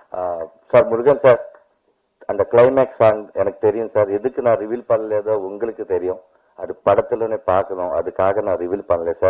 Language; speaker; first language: Tamil; non-native, learner; Telugu